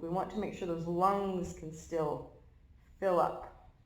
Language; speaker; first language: English; native; English